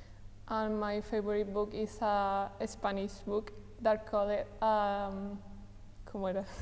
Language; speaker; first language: English; non-native, learner; Spanish